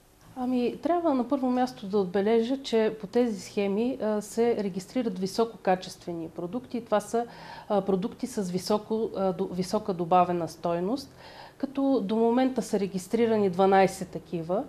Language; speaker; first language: Bulgarian; native; Bulgarian